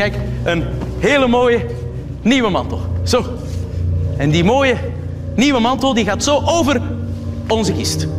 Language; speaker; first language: Dutch; native; Dutch